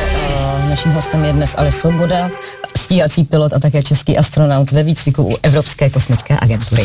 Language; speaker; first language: Czech; native; Czech